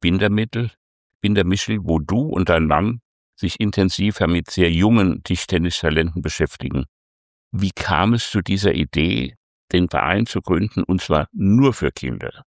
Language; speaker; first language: German; native; German